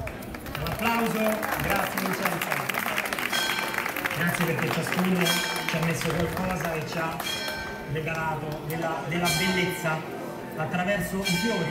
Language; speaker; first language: Italian; native; Italian